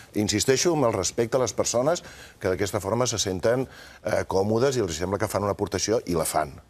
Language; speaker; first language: Catalan; native; Catalan